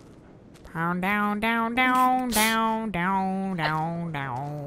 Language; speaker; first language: English; native; English